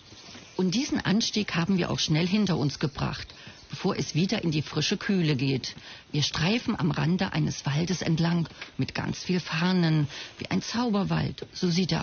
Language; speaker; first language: German; native; German